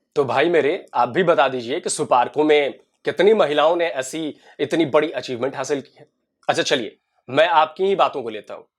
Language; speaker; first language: Hindi; native; Hindi